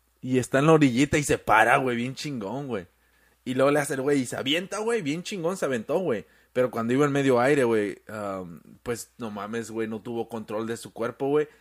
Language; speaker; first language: Spanish; early bilingual, heritage; Spanish